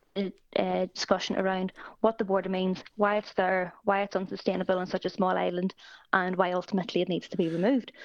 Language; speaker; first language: English; native; English